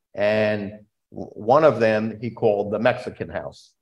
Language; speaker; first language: English; native; English